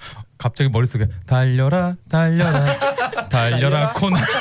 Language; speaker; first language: Korean; native; Korean